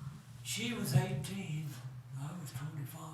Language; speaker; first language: English; native; English